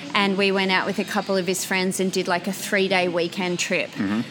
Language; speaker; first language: English; native; English